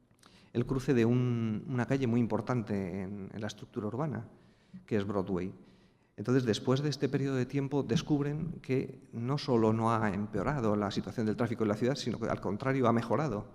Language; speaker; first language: Spanish; native; Spanish